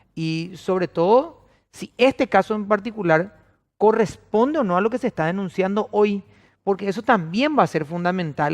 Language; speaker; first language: Spanish; native; Spanish